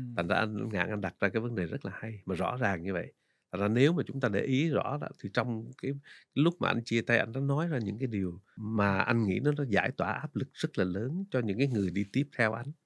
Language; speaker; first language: Vietnamese; native; Vietnamese